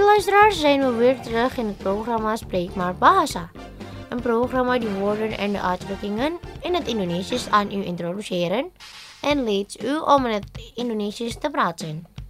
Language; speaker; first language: Dutch; non-native, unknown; Indonesian